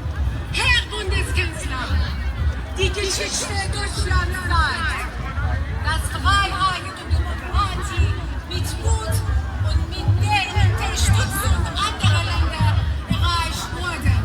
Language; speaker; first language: German; non-native, fluent; Persian